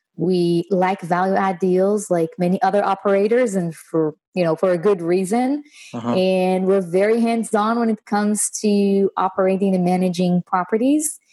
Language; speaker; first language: English; non-native, fluent; Hebrew